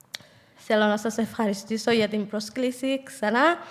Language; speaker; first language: Greek; non-native, fluent; Somali